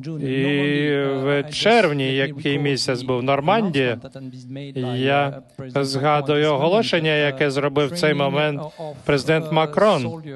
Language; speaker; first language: Ukrainian; non-native, fluent; French